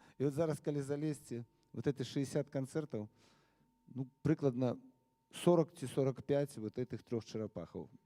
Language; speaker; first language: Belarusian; non-native, local second language; Russian